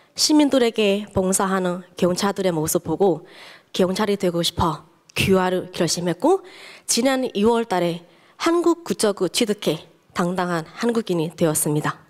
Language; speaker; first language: Korean; non-native, fluent; Burmese